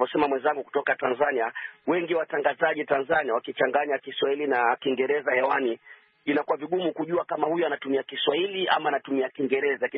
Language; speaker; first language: Swahili; native; Swahili